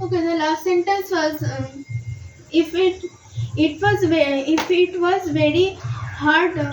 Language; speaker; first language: English; non-native, learner; Bangla